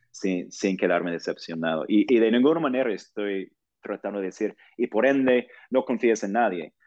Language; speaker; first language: Spanish; non-native, fluent; English